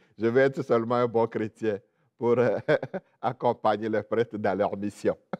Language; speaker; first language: French; non-native, local second language; Ewe